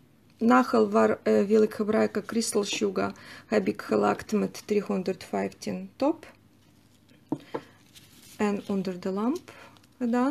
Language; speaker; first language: Dutch; non-native, learner; Russian